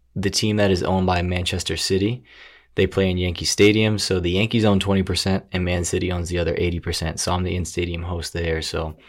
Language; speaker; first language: English; native; English